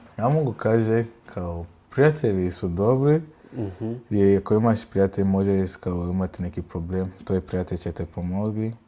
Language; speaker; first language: Bosnian; non-native, learner; Swahili